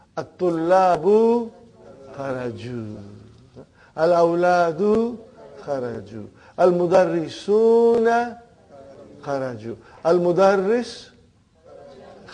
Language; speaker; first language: Arabic; non-native, fluent; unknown